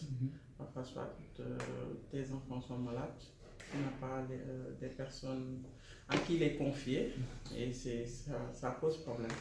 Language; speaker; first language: French; non-native, local second language; Wolof